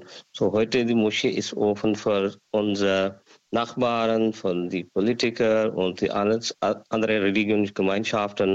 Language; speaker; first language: German; non-native, learner; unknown